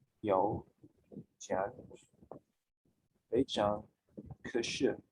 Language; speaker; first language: Chinese; non-native, learner; English